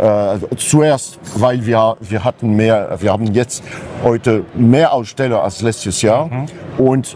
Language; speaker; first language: German; non-native, fluent; French